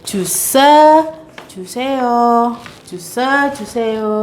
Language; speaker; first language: Korean; non-native, fluent; Indonesian